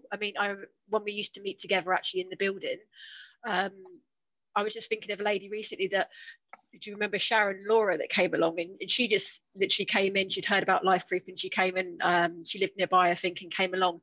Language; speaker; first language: English; native; English